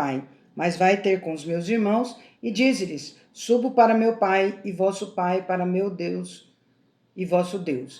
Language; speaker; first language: Portuguese; native; Portuguese